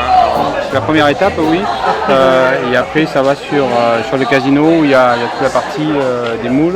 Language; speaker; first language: French; native; French